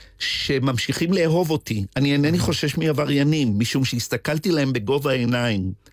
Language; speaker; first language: Hebrew; native; Hebrew